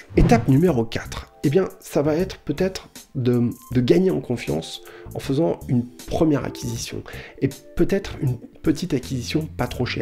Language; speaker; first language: French; native; French